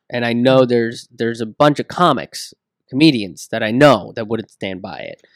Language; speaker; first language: English; early bilingual, other home language; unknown